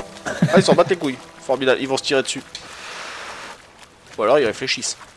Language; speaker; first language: French; native; French